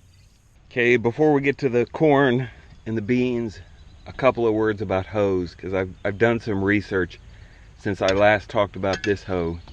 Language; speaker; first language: English; native; English